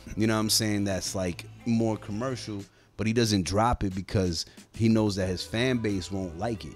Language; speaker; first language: English; native; English